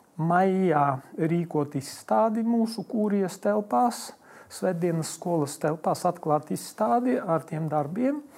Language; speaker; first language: Latvian; non-native, local second language; Polish